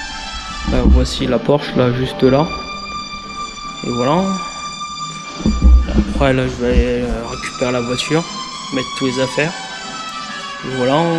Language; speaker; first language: French; native; French